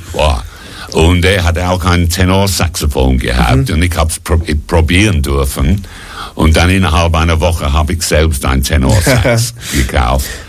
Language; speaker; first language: German; non-native, fluent; English